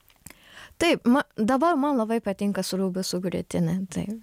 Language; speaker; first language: Lithuanian; non-native, learner; Japanese